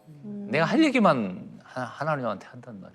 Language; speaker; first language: Korean; native; Korean